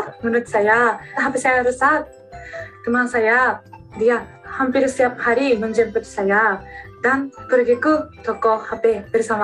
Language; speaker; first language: Indonesian; non-native, learner; Japanese